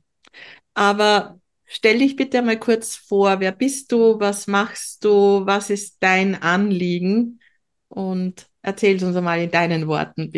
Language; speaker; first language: German; native; German